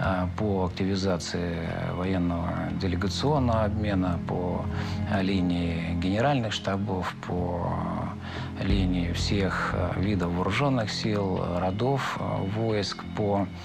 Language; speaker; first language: Russian; native; Russian